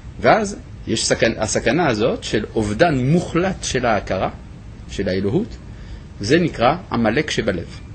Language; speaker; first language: Hebrew; non-native, fluent; French